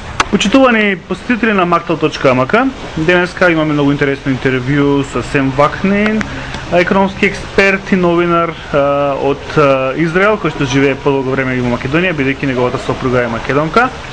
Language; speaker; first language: Macedonian; native; Macedonian